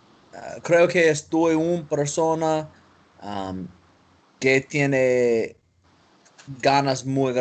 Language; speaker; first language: Spanish; non-native, learner; English